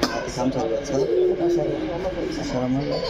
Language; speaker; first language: Arabic; non-native, learner; Bangla